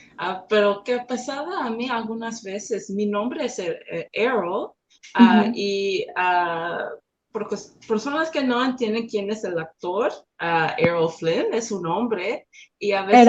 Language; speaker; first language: Spanish; non-native, learner; English